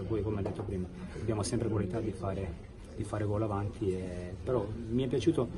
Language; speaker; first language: Italian; non-native, fluent; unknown